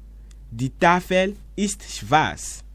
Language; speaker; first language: German; non-native, fluent; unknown